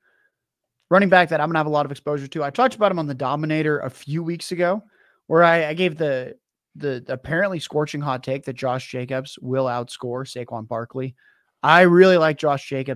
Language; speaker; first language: English; native; English